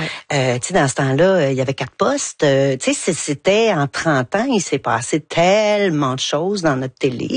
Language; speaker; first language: French; native; French